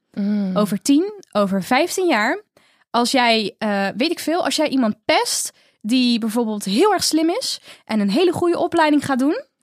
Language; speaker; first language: Dutch; native; Dutch